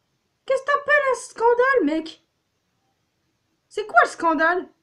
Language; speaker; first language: French; native; French